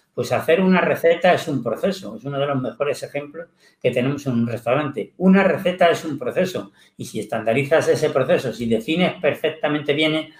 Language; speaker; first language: Spanish; native; Spanish